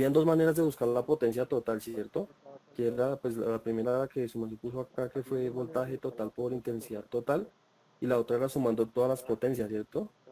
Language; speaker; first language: Spanish; native; Spanish